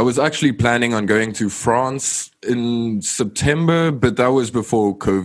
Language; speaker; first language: English; non-native, local second language; Afrikaans